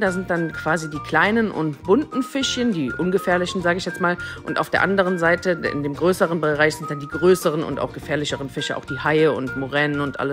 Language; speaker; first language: German; native; German